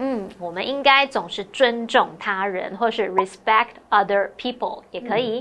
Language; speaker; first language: Chinese; native; Chinese